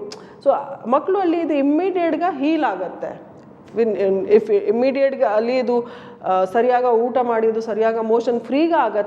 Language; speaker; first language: Kannada; non-native, learner; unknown